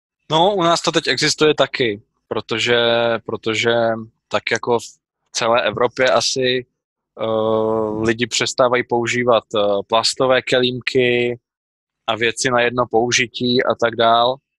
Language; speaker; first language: Czech; native; Czech